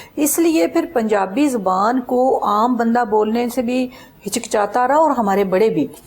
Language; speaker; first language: Urdu; non-native, local second language; Punjabi